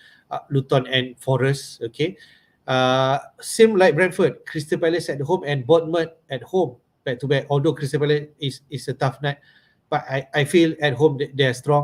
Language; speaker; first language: English; non-native, local second language; Malay